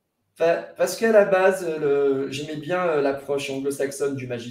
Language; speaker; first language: French; native; French